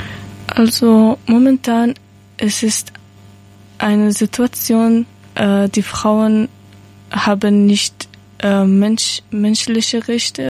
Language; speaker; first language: German; non-native, learner; Persian